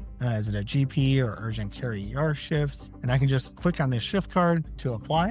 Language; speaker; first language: English; native; English